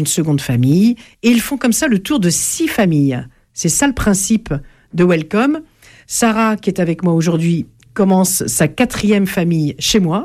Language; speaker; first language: French; native; French